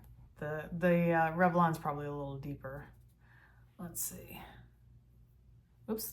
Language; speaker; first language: English; native; English